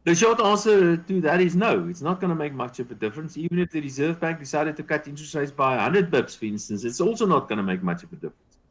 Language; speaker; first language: English; non-native, local second language; Afrikaans